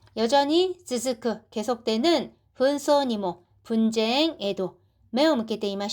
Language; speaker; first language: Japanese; non-native, fluent; Korean